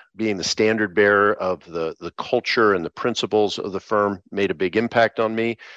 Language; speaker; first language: English; native; English